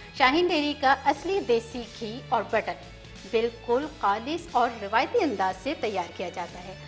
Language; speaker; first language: Urdu; native; Urdu